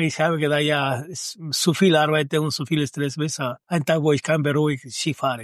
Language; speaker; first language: German; non-native, learner; Spanish